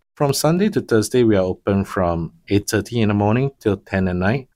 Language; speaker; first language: English; non-native, local second language; Min Nan Chinese